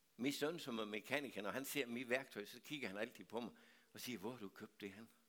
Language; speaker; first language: Danish; native; Danish